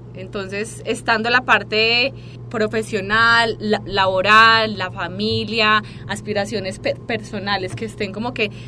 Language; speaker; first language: Spanish; native; Spanish